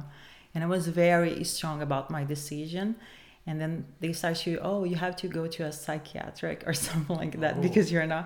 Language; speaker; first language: English; non-native, fluent; Portuguese